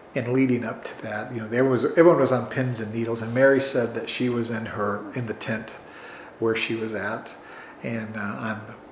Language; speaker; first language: English; native; English